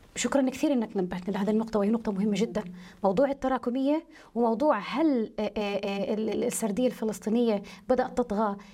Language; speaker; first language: Arabic; early bilingual, heritage; Arabic